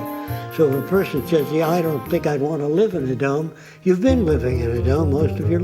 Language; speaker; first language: English; native; English